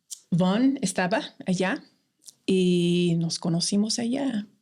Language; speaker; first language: Spanish; non-native, fluent; English